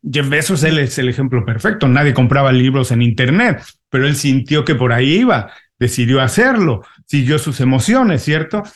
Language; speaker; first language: Spanish; native; Spanish